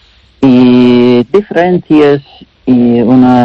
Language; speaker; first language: Spanish; non-native, learner; English